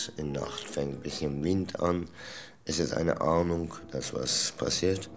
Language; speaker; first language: German; non-native, fluent; Turkish